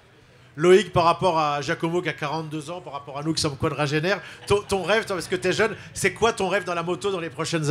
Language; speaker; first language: French; native; French